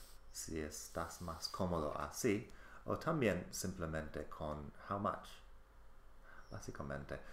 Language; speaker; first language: Spanish; non-native, fluent; English